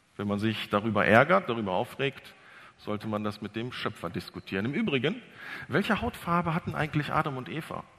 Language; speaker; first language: German; early bilingual, other home language; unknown